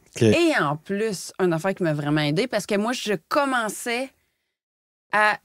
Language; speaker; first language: French; native; French